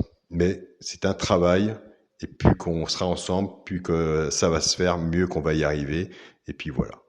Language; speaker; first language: French; native; French